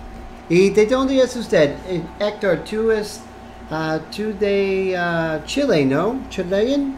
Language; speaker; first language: Spanish; non-native, learner; English